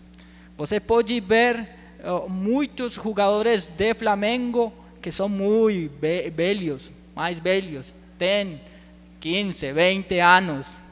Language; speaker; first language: Portuguese; non-native, learner; Spanish